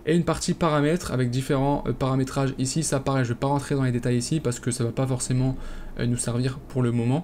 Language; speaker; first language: French; native; French